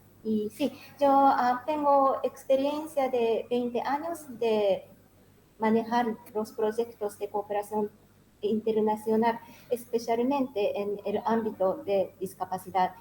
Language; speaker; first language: Spanish; non-native, learner; Japanese